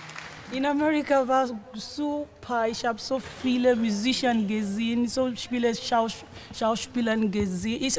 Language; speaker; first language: German; non-native, learner; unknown